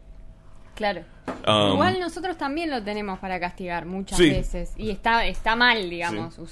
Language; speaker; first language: Spanish; native; Spanish